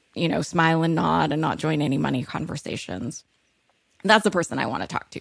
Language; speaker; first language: English; early bilingual, other home language; Hebrew